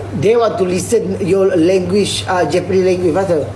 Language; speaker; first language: English; non-native, local second language; Malay